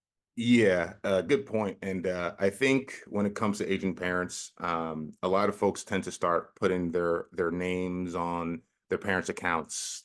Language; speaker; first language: English; native; English